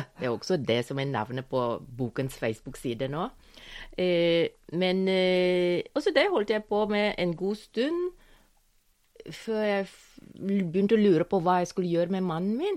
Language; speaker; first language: Norwegian; non-native, fluent; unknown